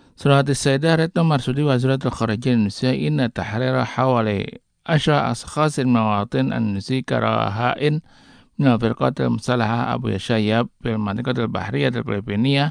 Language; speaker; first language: Arabic; non-native, fluent; Indonesian